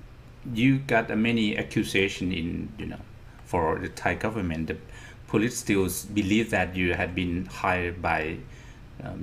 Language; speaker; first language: English; non-native, fluent; Thai